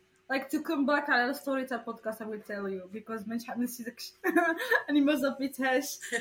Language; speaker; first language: English; non-native, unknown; Arabic